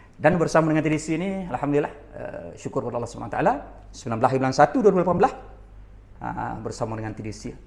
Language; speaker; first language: Malay; native; Malay